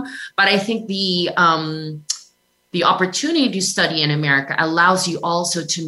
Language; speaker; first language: English; non-native, local second language; Filipino